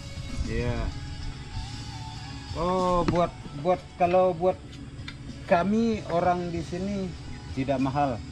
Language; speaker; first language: Indonesian; non-native, local second language; Sasak